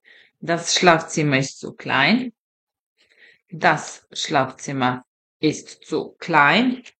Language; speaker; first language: German; non-native, fluent; Serbian